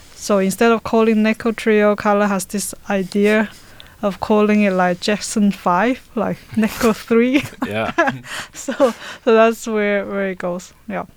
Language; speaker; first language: English; non-native, learner; Chinese